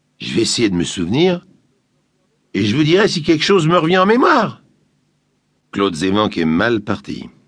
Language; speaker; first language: French; native; French